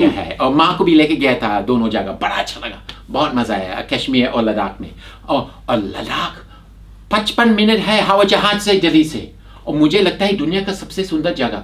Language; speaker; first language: Hindi; non-native, fluent; English